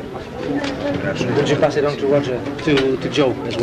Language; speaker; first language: English; non-native, fluent; Greek